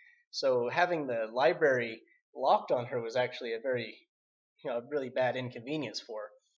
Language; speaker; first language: English; native; English